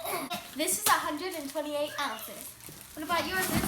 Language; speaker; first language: English; native; English